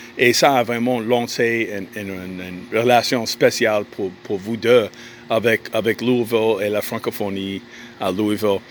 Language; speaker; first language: French; non-native, fluent; English